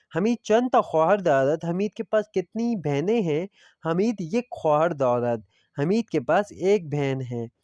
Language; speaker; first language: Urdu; non-native, local second language; Punjabi